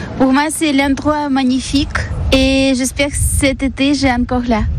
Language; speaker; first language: French; non-native, learner; Ukrainian